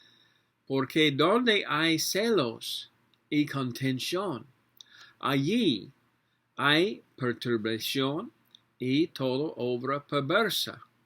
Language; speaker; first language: Spanish; non-native, learner; English